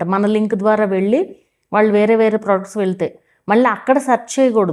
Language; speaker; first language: Telugu; native; Telugu